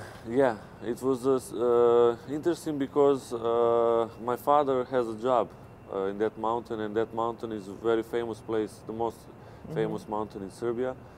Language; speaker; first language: English; non-native, fluent; Serbian